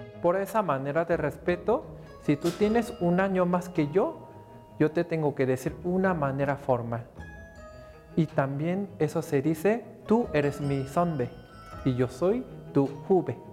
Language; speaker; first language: Spanish; non-native, fluent; Korean